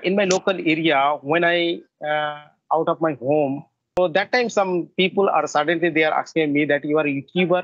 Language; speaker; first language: English; non-native, learner; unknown